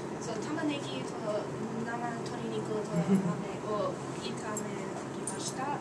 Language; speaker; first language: Japanese; non-native, learner; English